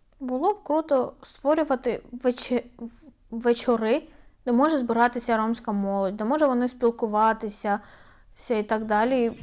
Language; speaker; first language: Ukrainian; non-native, local second language; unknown